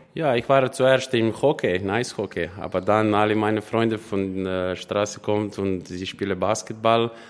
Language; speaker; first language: German; non-native, learner; Slovenian